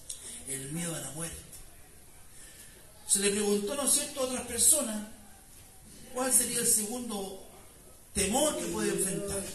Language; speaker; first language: Spanish; native; Spanish